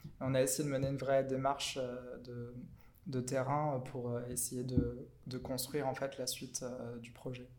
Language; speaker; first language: French; native; French